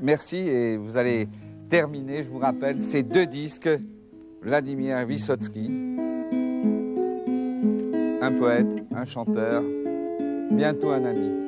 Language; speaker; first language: French; native; French